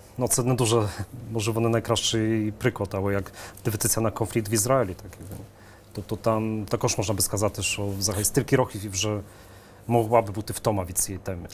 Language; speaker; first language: Ukrainian; early bilingual, heritage; Ukrainian